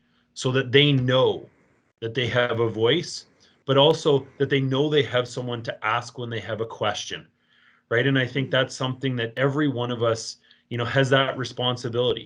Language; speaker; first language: English; native; English